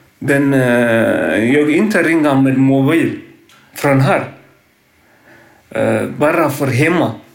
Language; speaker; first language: Swedish; non-native, learner; Tigrinya